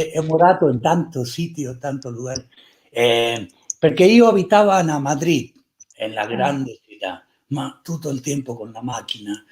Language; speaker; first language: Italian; non-native, learner; Spanish